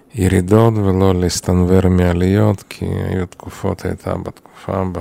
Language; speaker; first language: Hebrew; non-native, fluent; Yiddish